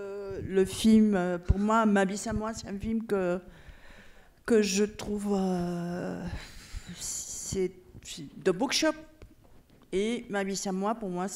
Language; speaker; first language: French; non-native, fluent; Catalan